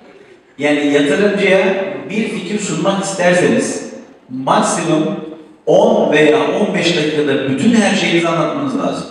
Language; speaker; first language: Turkish; native; Turkish